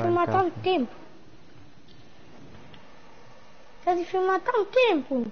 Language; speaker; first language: German; non-native, learner; Portuguese